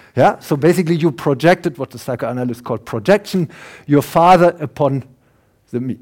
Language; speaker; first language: English; non-native, fluent; German